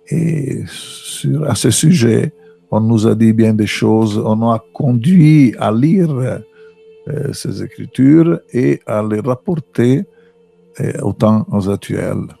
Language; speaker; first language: French; non-native, fluent; Italian